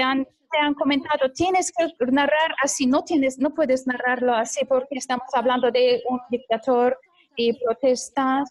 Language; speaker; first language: Spanish; non-native, fluent; Turkish